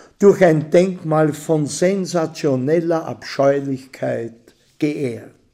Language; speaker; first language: German; native; German